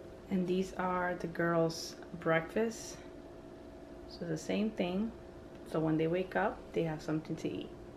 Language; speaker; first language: English; early bilingual, other home language; Spanish